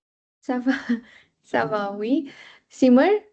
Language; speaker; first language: French; non-native, fluent; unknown